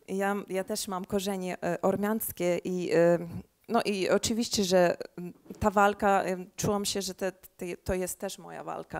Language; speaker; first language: Polish; early bilingual, heritage; Polish